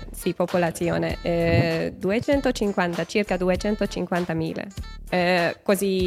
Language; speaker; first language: Italian; non-native, learner; Hungarian